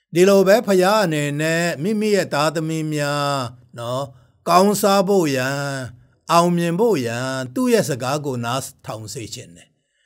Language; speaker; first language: Burmese; non-native, local second language; Tedim Chin